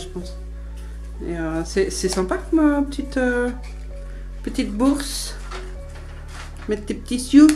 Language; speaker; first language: French; native; French